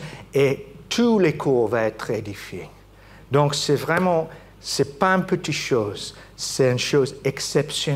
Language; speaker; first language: French; non-native, fluent; English